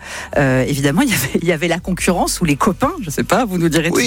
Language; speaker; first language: French; native; French